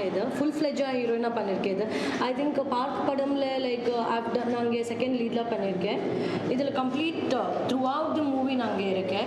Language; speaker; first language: Tamil; non-native, learner; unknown